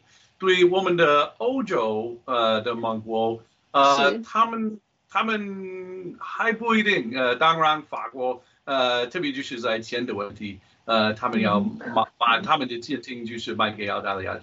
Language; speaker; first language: Chinese; non-native, fluent; English